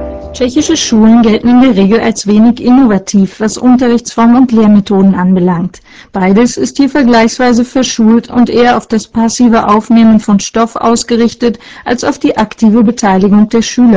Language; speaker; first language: German; native; German